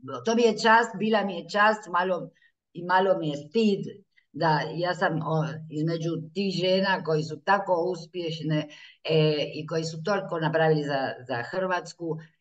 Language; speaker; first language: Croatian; early bilingual, heritage; Croatian